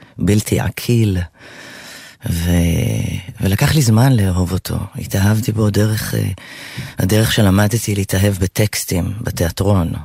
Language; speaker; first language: Hebrew; native; Hebrew